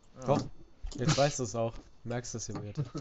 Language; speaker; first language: German; native; German